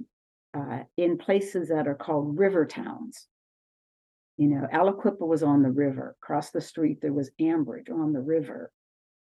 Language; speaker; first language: English; native; English